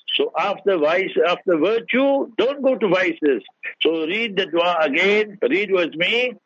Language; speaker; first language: English; early bilingual, other home language; Urdu